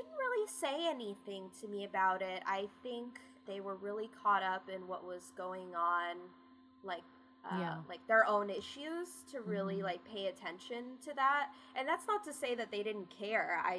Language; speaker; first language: English; native; English